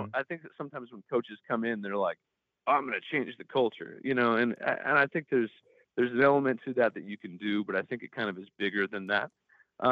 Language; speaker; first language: English; native; English